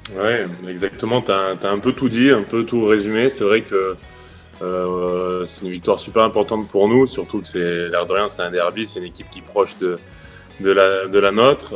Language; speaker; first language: French; native; French